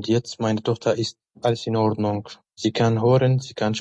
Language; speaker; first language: German; non-native, learner; Arabic